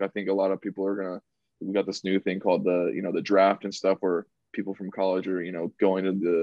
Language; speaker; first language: English; native; English